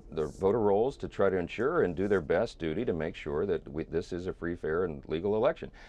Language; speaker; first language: English; native; English